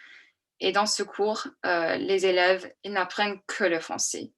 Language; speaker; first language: French; non-native, fluent; English